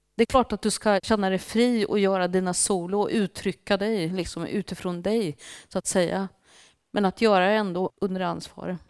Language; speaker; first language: Swedish; native; Swedish